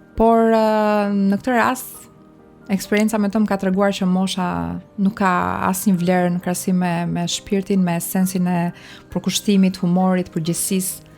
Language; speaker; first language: Albanian; native; Albanian